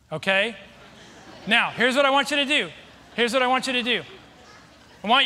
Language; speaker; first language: English; native; English